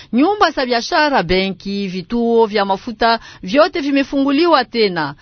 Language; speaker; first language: Swahili; native; Swahili